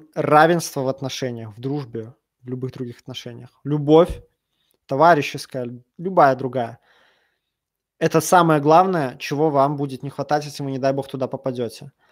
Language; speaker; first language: Russian; native; Russian